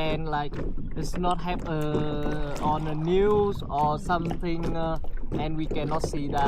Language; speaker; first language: English; non-native, learner; Vietnamese